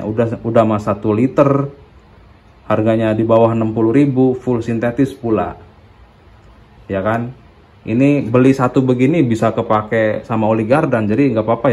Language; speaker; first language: Indonesian; non-native, local second language; Sundanese